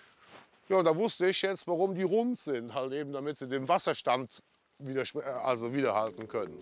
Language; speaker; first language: German; native; German